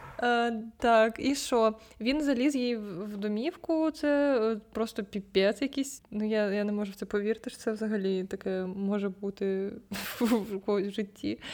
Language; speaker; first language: Ukrainian; non-native, local second language; Russian